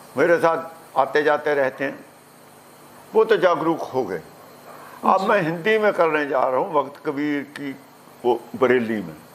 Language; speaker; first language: Hindi; non-native, local second language; Punjabi